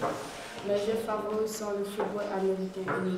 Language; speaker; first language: French; non-native, local second language; Fula